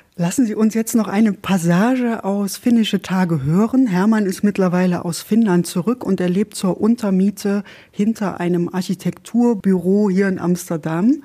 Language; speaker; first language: German; native; German